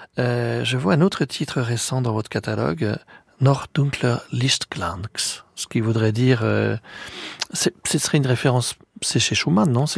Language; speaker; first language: French; native; French